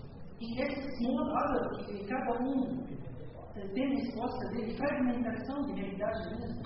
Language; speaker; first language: Portuguese; non-native, learner; Spanish